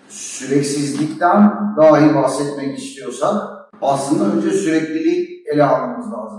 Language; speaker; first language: Turkish; native; Turkish